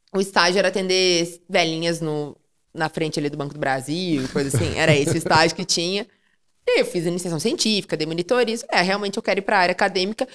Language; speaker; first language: Portuguese; native; Portuguese